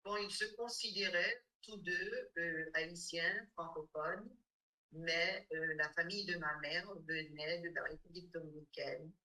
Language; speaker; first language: French; non-native, fluent; English